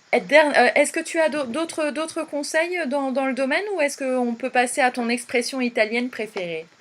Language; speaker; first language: French; native; French